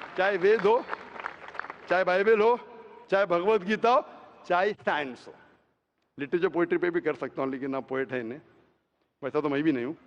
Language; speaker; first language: Hindi; non-native, local second language; Konkani